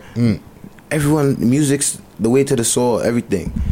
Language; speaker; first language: English; native; English